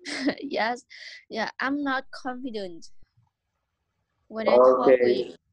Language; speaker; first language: English; non-native, learner; Vietnamese